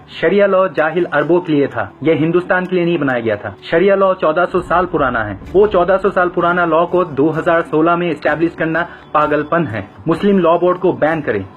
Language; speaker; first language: Hindi; non-native, fluent; Bangla